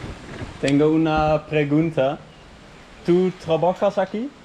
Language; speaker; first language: Spanish; non-native, learner; Dutch